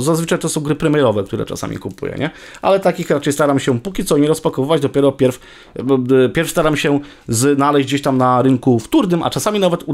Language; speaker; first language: Polish; native; Polish